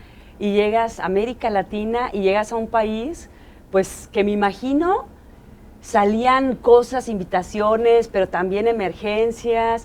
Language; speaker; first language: Spanish; native; Spanish